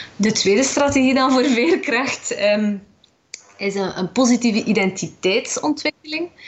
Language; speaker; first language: Dutch; early bilingual, other home language; Arabic